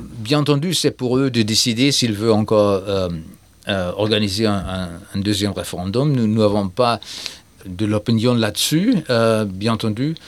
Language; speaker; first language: French; non-native, fluent; German